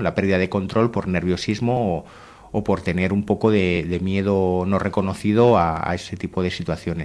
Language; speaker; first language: Spanish; native; Spanish